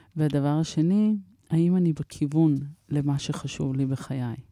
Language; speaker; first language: Hebrew; early bilingual, other home language; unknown